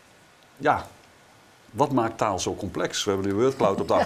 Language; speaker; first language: Dutch; native; Dutch